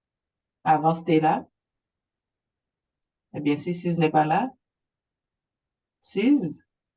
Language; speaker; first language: French; native; French